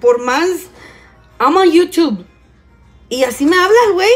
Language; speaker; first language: Spanish; early bilingual, heritage; Spanish